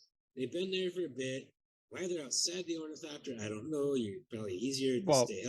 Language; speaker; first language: English; native; English